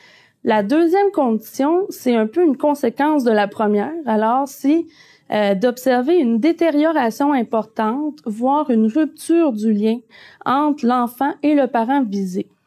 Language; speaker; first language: French; native; French